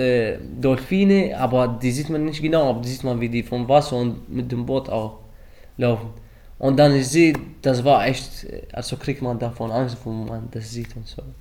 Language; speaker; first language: German; early bilingual, other home language; Arabic